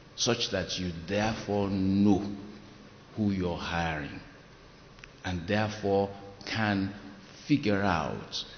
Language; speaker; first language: English; non-native, local second language; Yoruba